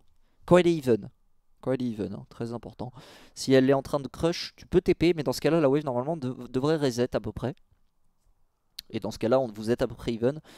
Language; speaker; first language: French; native; French